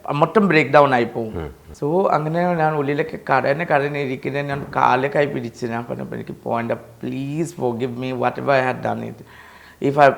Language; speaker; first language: Malayalam; non-native, fluent; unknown